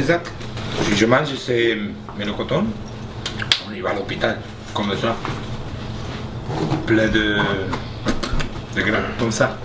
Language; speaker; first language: French; non-native, learner; Spanish